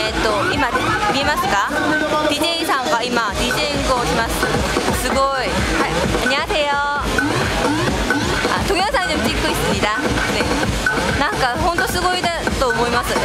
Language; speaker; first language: Japanese; non-native, learner; Korean